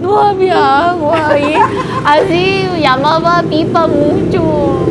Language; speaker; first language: Spanish; non-native, learner; Korean